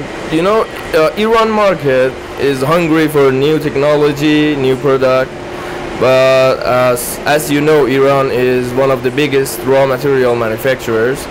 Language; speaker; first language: English; non-native, fluent; Persian